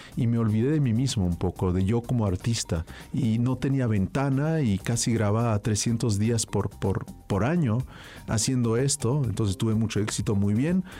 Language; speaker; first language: Spanish; early bilingual, heritage; French